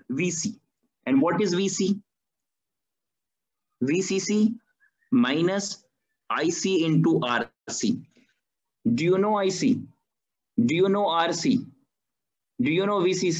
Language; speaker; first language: English; non-native, fluent; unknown